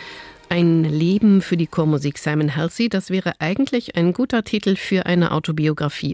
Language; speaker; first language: German; native; German